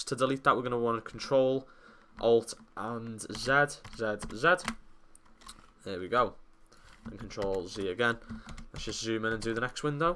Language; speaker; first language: English; native; English